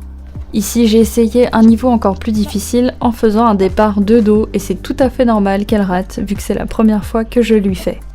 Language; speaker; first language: French; native; French